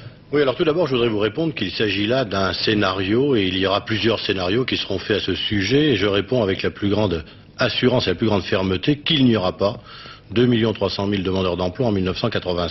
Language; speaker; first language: French; native; French